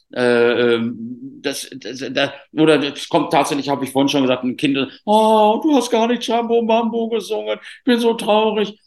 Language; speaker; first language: German; native; German